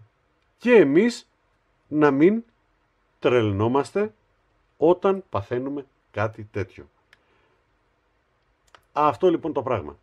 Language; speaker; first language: Greek; native; Greek